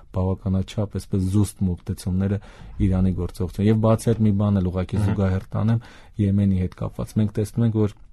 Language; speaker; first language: Armenian; native; Armenian